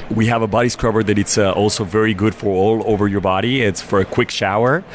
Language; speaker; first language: English; non-native, fluent; Spanish